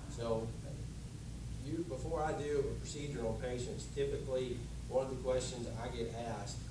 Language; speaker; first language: English; native; English